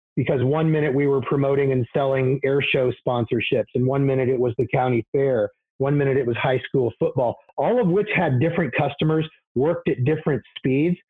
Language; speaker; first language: English; native; English